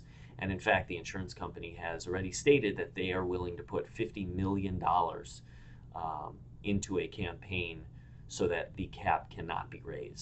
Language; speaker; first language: English; native; English